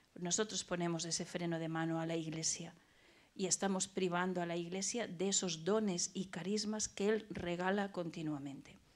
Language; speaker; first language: Spanish; native; Spanish